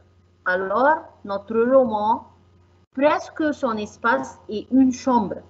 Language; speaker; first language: French; non-native, fluent; Arabic